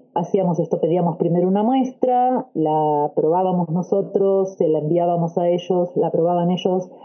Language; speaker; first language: Spanish; native; Spanish